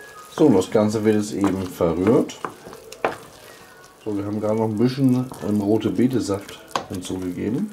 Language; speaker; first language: German; native; German